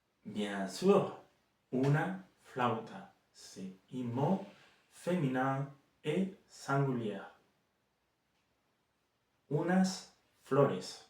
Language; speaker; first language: French; non-native, fluent; Spanish